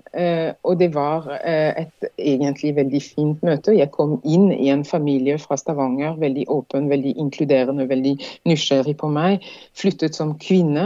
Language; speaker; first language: Norwegian; non-native, fluent; French